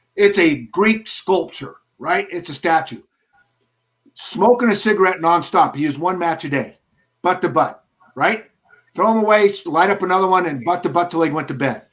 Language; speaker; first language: English; native; English